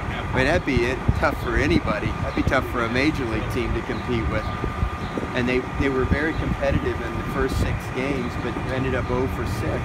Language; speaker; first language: English; native; English